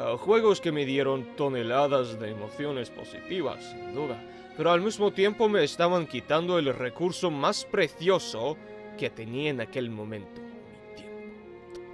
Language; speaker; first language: Spanish; non-native, fluent; Russian